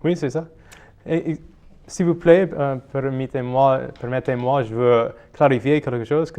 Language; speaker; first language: French; non-native, local second language; English